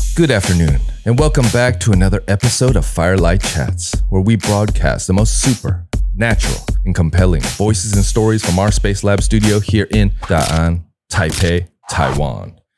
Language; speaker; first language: English; native; English